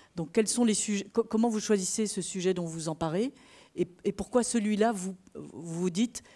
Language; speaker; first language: French; native; French